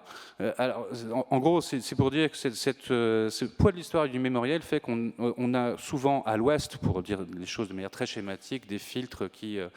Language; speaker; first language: French; native; French